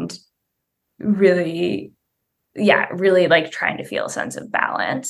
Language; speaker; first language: English; native; English